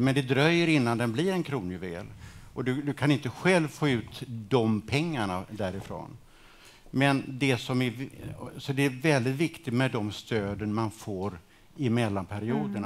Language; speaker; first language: Swedish; native; Swedish